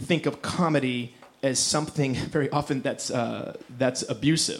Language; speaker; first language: English; native; English